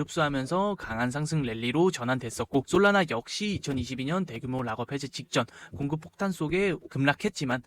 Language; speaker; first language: Korean; native; Korean